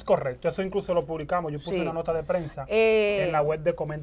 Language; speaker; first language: Spanish; native; Spanish